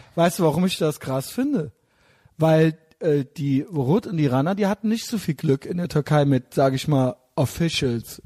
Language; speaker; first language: German; native; German